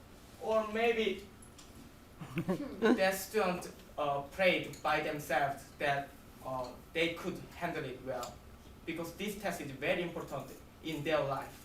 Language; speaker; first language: English; non-native, learner; Korean